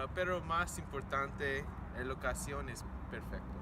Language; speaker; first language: Spanish; non-native, learner; English